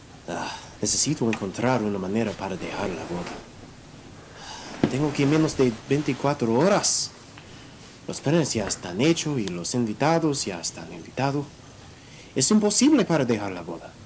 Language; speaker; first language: Spanish; non-native, learner; English